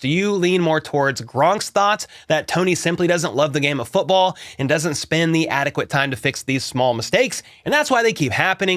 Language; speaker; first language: English; native; English